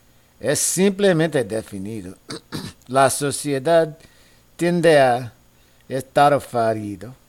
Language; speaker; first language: Spanish; non-native, learner; English